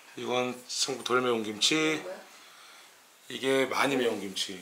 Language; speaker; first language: Korean; native; Korean